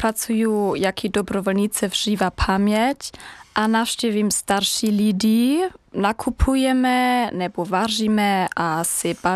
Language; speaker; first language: Czech; non-native, learner; German